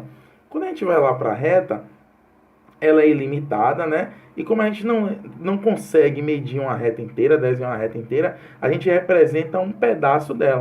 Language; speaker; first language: Portuguese; native; Portuguese